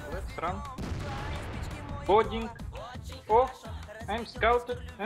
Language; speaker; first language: English; non-native, learner; Russian